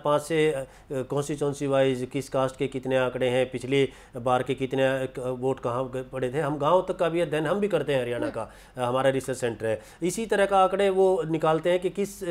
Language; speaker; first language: Hindi; native; Hindi